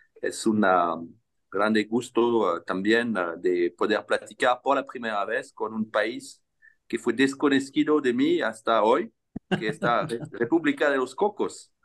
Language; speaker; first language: Spanish; non-native, fluent; French